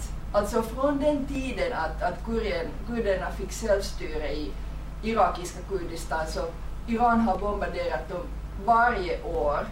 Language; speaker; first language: Swedish; non-native, fluent; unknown